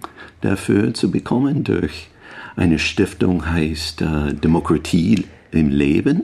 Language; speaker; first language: German; non-native, learner; English